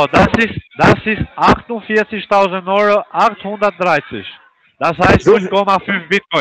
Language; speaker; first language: German; early bilingual, other home language; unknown